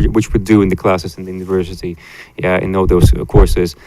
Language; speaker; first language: English; non-native, fluent; Latvian